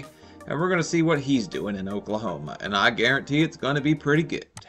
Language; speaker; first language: English; native; English